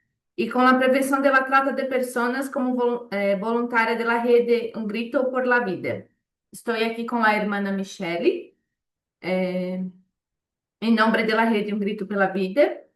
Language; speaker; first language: Spanish; non-native, fluent; Portuguese